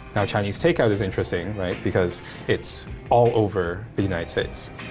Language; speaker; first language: English; non-native, local second language; Cantonese